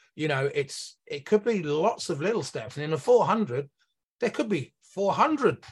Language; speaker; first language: English; native; English